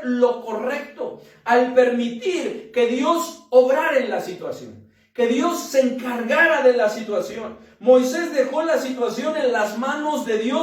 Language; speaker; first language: Spanish; native; Spanish